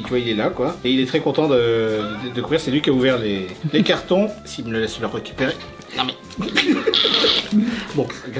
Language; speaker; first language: French; native; French